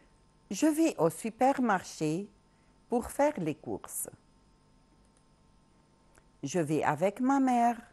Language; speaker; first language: French; non-native, local second language; Arabic